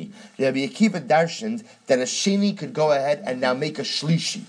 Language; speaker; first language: English; native; English